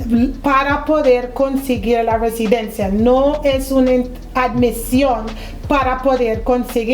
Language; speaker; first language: Spanish; non-native, fluent; English